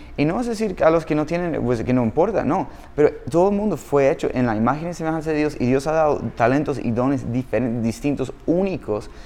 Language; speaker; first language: Spanish; non-native, fluent; English